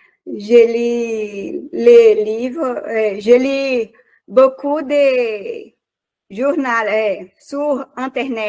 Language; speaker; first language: French; non-native, learner; Portuguese